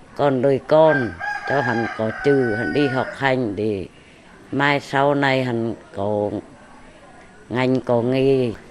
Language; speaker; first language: Vietnamese; non-native, local second language; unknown